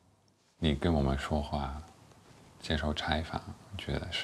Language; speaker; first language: Chinese; non-native, fluent; Dutch